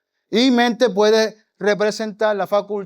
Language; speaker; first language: Spanish; native; Spanish